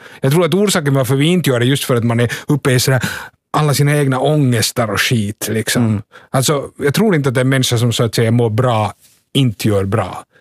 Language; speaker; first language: Swedish; native; Swedish